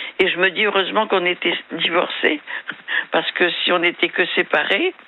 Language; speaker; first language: French; native; French